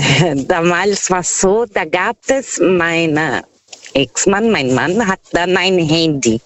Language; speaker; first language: German; non-native, learner; Portuguese